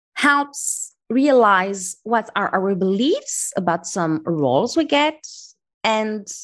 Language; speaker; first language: English; non-native, fluent; Arabic